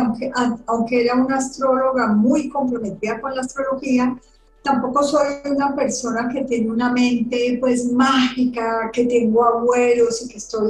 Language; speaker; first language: Spanish; native; Spanish